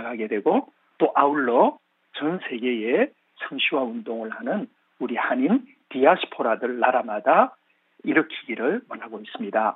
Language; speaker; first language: Korean; native; Korean